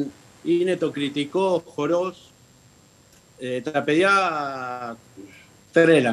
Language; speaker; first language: Greek; early bilingual, heritage; Spanish